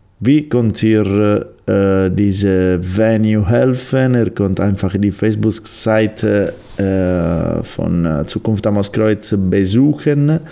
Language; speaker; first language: German; non-native, learner; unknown